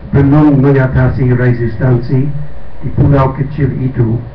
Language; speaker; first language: Indonesian; non-native, fluent; English